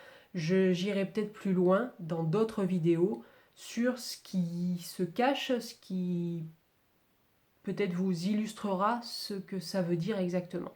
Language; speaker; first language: French; native; French